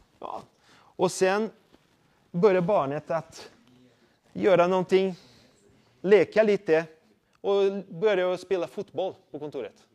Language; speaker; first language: Swedish; non-native, fluent; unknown